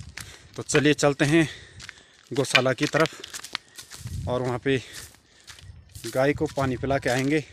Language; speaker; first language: Hindi; native; Hindi